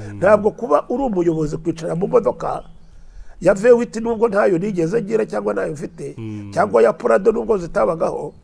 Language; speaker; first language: Kinyarwanda; early bilingual, heritage; Kinyarwanda